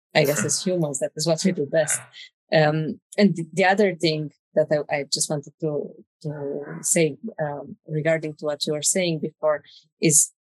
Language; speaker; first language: English; non-native, fluent; Romanian